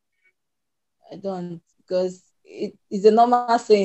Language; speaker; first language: English; non-native, local second language; Igbo